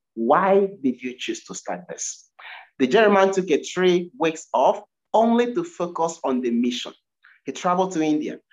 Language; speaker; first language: English; non-native, local second language; Igbo